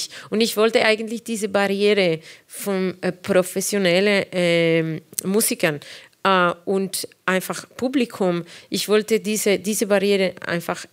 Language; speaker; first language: German; non-native, fluent; Spanish